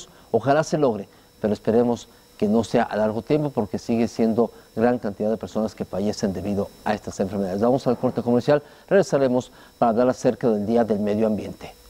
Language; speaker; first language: Spanish; native; Spanish